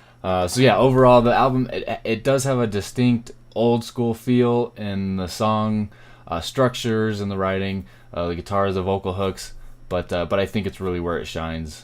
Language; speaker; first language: English; native; English